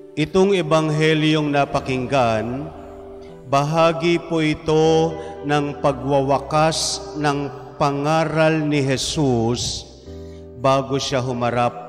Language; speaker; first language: Filipino; native; Filipino